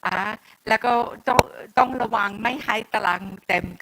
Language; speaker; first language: Thai; non-native, fluent; English